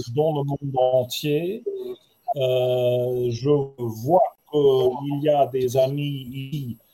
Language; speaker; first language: French; non-native, fluent; German